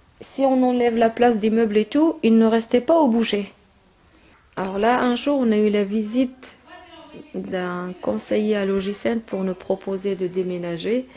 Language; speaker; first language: French; non-native, local second language; Arabic